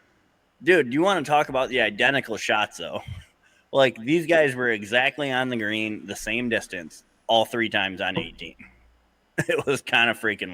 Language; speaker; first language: English; native; English